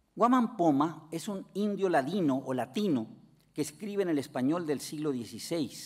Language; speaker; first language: Spanish; native; Spanish